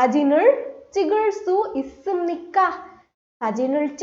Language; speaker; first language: Korean; non-native, fluent; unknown